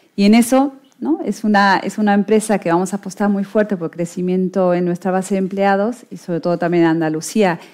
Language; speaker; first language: Spanish; non-native, fluent; German